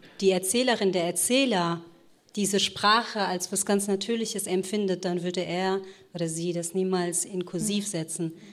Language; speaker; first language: German; early bilingual, other home language; Kurdish